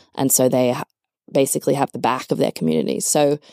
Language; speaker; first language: English; native; English